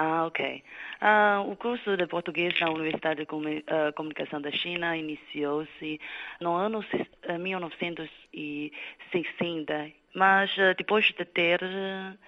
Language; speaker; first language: Portuguese; non-native, fluent; Chinese